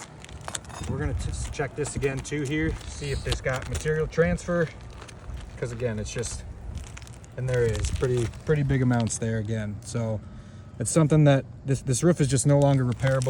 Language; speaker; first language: English; native; English